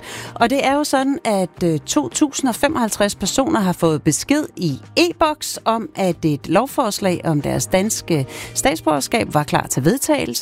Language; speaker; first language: Danish; native; Danish